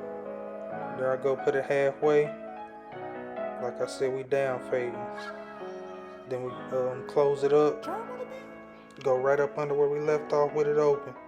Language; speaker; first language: English; native; English